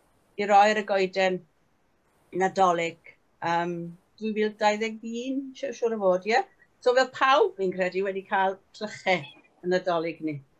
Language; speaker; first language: Welsh; native; Welsh